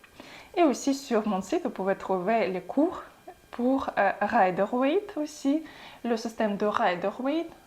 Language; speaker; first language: French; non-native, fluent; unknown